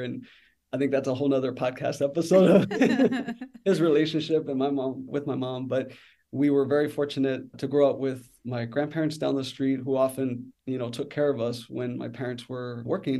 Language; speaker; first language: English; native; English